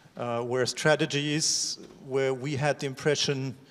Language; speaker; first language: English; non-native, fluent; German